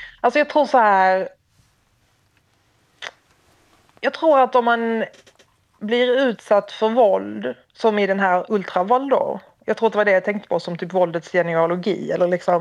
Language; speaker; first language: Swedish; native; Swedish